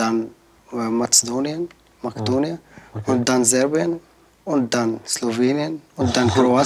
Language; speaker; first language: German; non-native, learner; Arabic